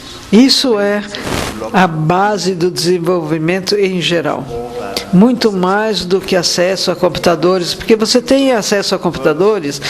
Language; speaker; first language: Portuguese; non-native, fluent; French